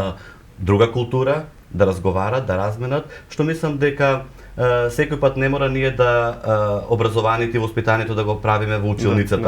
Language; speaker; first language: Macedonian; native; Macedonian